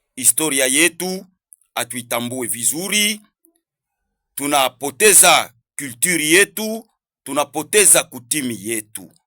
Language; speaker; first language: Swahili; native; Swahili